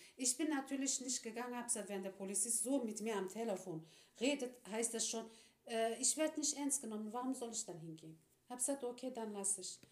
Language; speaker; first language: German; non-native, fluent; Turkish